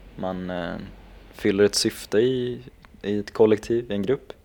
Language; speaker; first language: Swedish; non-native, local second language; Finnish